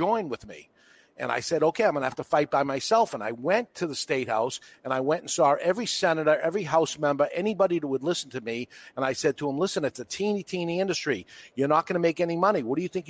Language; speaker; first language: English; native; English